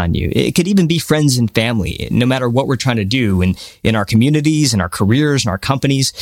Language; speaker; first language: English; early bilingual, other home language; Hindi